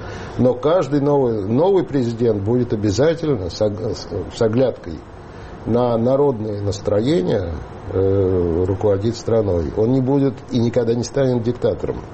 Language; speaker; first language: Russian; native; Russian